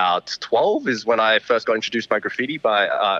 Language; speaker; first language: English; native; English